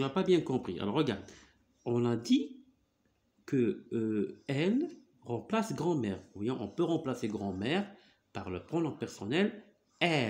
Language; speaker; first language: French; non-native, local second language; Arabic